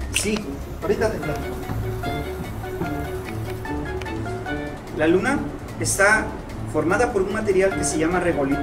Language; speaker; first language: Spanish; native; Spanish